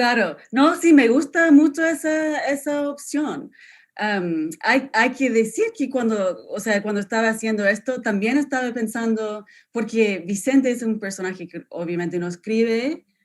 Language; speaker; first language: Spanish; non-native, fluent; English